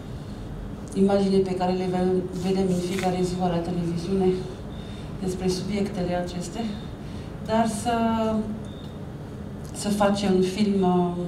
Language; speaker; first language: Romanian; non-native, fluent; French